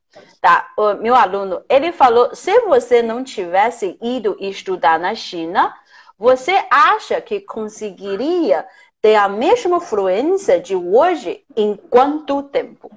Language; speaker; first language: Portuguese; non-native, fluent; Chinese